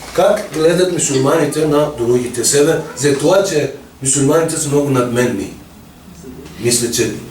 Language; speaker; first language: Bulgarian; non-native, fluent; Persian